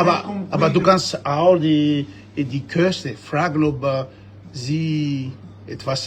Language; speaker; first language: German; non-native, fluent; Malagasy